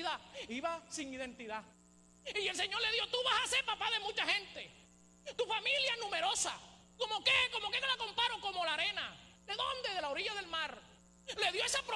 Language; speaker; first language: Spanish; native; Spanish